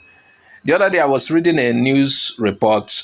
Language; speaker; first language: English; non-native, local second language; Igbo